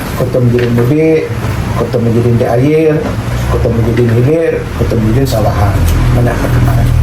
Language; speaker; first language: Malay; non-native, local second language; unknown